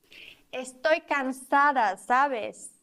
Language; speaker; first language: Spanish; non-native, fluent; German